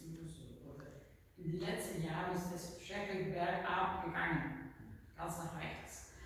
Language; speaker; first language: German; non-native, learner; Dutch